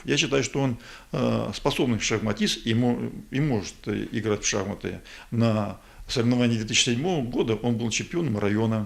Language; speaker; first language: Russian; native; Russian